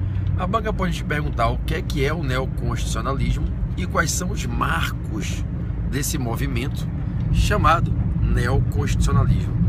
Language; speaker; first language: Portuguese; native; Portuguese